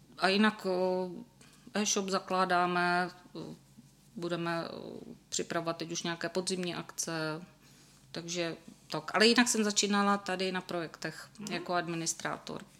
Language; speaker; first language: Czech; native; Czech